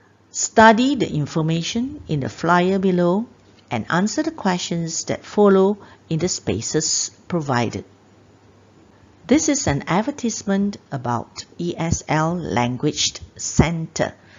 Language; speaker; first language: English; non-native, local second language; Chinese